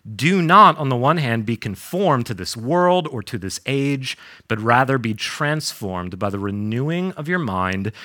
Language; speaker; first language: English; native; English